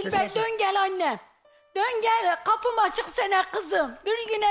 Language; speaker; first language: Turkish; native; Turkish